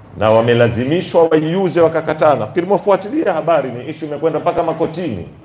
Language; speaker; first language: Swahili; native; Swahili